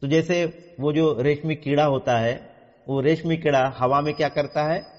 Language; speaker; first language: Hindi; non-native, local second language; Marathi